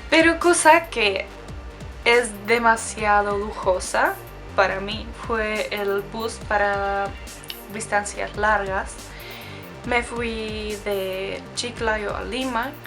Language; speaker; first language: Spanish; non-native, fluent; Czech